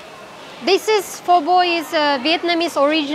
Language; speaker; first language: English; non-native, learner; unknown